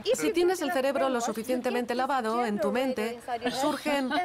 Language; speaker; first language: Spanish; non-native, fluent; Swedish